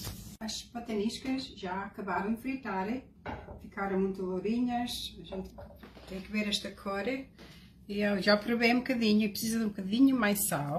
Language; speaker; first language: Portuguese; early bilingual, heritage; Portuguese